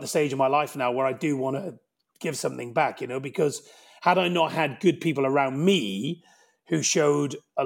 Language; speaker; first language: English; native; English